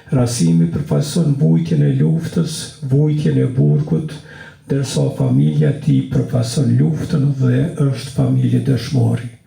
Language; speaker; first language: Albanian; native; Albanian